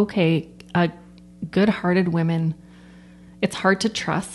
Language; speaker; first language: English; native; English